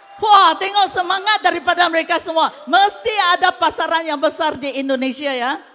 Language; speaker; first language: Malay; non-native, local second language; Chinese